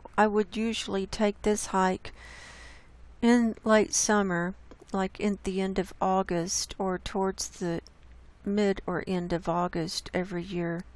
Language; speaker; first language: English; native; English